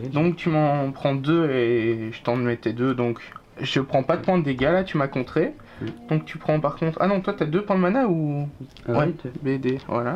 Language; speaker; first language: French; native; French